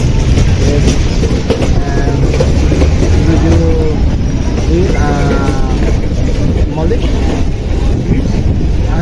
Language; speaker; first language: English; non-native, learner; Spanish